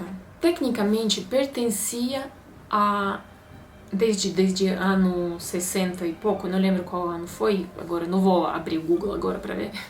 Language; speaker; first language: Portuguese; non-native, fluent; Russian